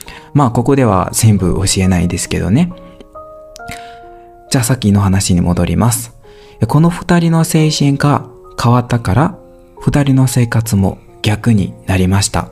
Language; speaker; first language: Japanese; non-native, learner; Burmese